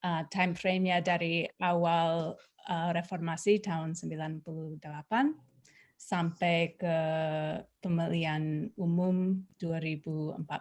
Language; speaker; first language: Indonesian; non-native, fluent; English